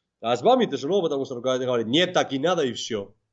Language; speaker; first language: Russian; non-native, fluent; Spanish